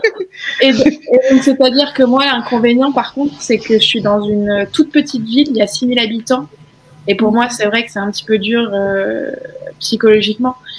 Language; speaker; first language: French; native; French